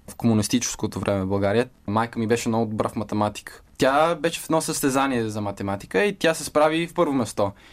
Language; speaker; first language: Bulgarian; early bilingual, heritage; Bulgarian